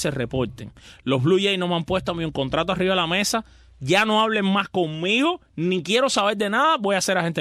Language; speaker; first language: Spanish; native; Spanish